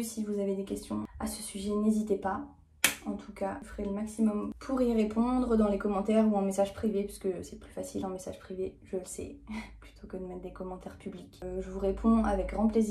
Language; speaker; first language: French; native; French